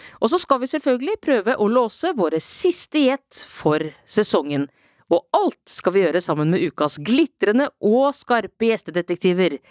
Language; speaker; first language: Norwegian; native; Norwegian